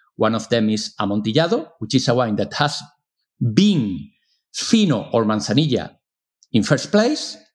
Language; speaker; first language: English; non-native, fluent; Spanish